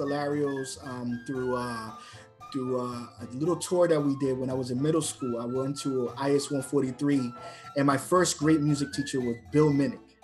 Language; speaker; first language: English; early bilingual, other home language; Spanish